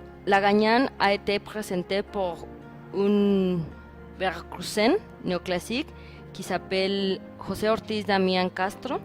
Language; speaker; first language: French; non-native, learner; Spanish